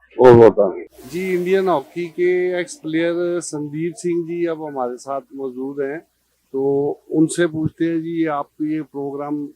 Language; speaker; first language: Hindi; non-native, local second language; Punjabi